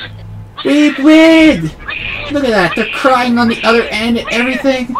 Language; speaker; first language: English; native; English